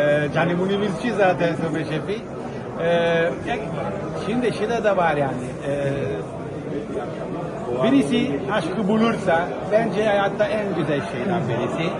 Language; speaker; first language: Turkish; non-native, fluent; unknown